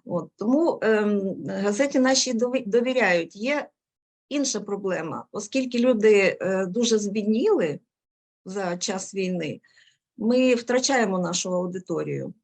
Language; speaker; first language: Ukrainian; non-native, local second language; Russian